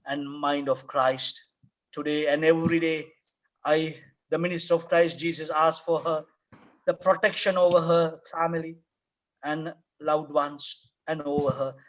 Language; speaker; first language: English; non-native, local second language; Sinhala